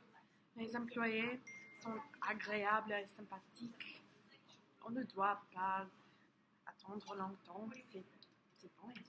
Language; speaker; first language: French; non-native, learner; English